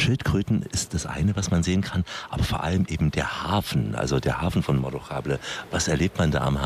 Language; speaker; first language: German; native; German